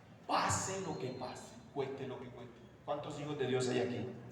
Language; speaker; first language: Spanish; native; Spanish